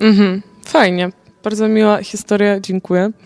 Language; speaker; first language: Polish; non-native, fluent; Ukrainian